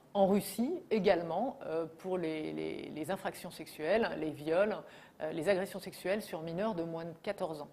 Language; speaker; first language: French; native; French